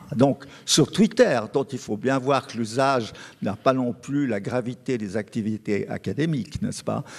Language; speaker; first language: French; native; French